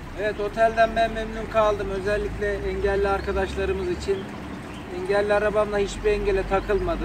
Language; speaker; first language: Turkish; native; Turkish